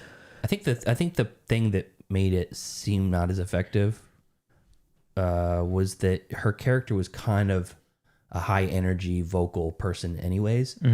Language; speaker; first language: English; native; English